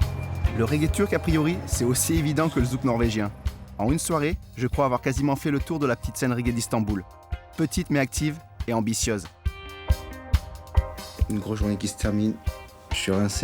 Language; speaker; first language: French; native; French